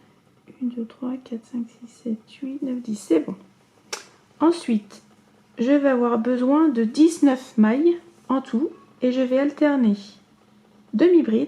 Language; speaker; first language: French; native; French